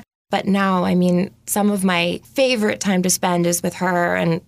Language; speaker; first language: English; native; English